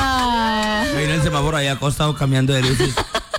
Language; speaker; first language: Spanish; native; Spanish